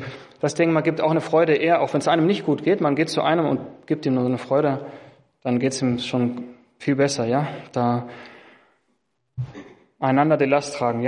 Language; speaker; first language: German; non-native, fluent; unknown